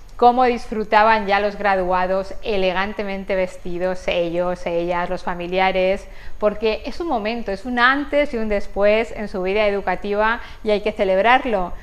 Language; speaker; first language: Spanish; native; Spanish